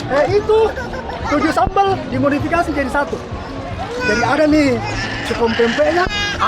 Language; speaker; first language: Indonesian; native; Indonesian